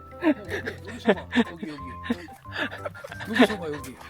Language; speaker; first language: Korean; native; Korean